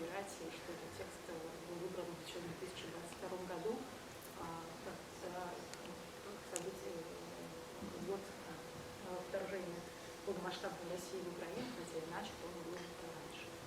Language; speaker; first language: Russian; native; Russian